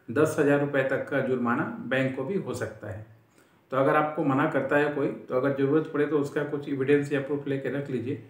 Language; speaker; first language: Hindi; native; Hindi